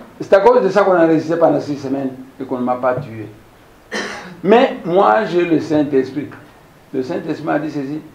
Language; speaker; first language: French; non-native, local second language; Kongo